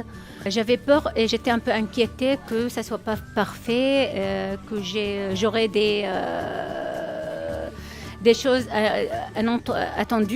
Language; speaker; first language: French; non-native, fluent; Arabic